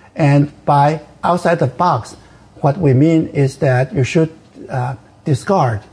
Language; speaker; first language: English; non-native, fluent; Chinese